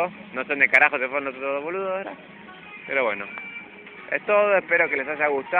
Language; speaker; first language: Spanish; native; Spanish